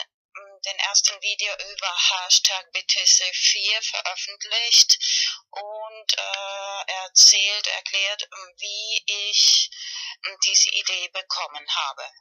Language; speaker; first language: German; non-native, learner; Spanish